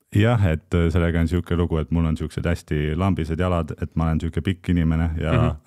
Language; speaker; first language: Estonian; native; Estonian